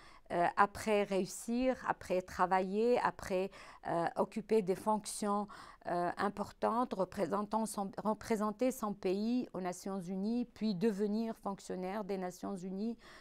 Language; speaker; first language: French; non-native, local second language; Arabic